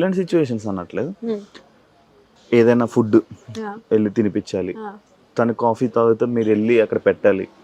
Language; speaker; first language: Telugu; native; Telugu